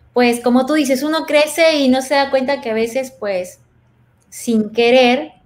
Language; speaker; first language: Spanish; native; Spanish